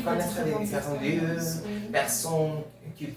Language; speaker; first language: French; non-native, learner; Spanish